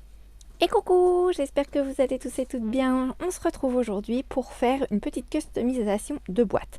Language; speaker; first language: French; native; French